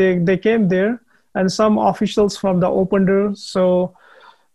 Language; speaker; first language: English; non-native, learner; Nepali